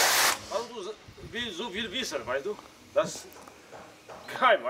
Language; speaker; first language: German; non-native, learner; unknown